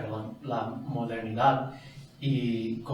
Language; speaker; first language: Spanish; non-native, fluent; English